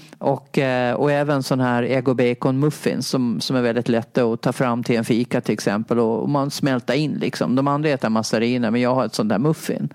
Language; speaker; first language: Swedish; native; Swedish